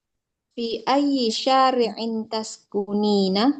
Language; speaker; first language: Arabic; non-native, learner; Indonesian